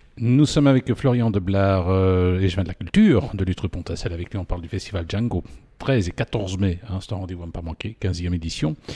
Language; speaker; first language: French; native; French